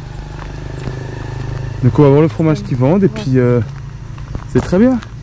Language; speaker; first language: French; native; French